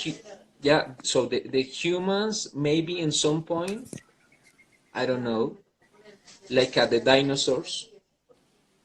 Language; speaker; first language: English; non-native, learner; Spanish